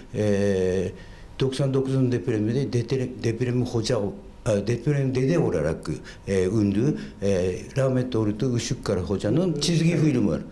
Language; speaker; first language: Turkish; non-native, fluent; Japanese